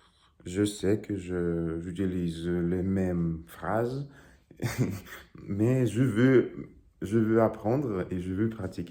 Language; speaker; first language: French; non-native, learner; Russian